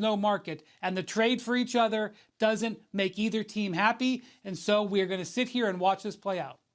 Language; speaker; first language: English; native; English